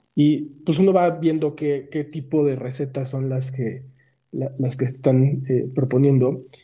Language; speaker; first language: Spanish; native; Spanish